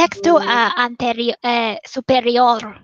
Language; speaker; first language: Spanish; non-native, learner; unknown